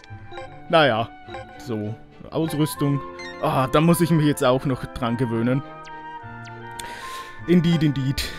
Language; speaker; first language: German; native; German